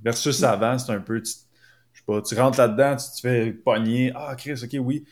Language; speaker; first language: French; native; French